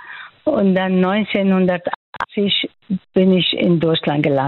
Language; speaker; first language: German; non-native, fluent; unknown